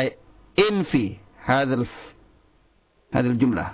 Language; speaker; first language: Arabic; non-native, fluent; Indonesian